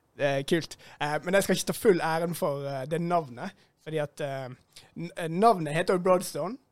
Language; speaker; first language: Norwegian; native; Norwegian